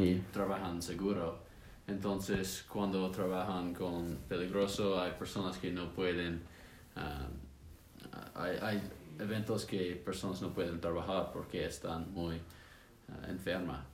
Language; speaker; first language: Spanish; non-native, learner; English